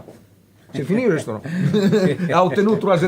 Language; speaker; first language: French; non-native, fluent; Italian